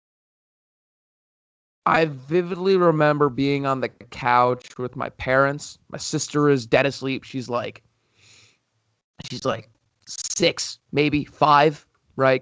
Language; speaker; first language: English; native; English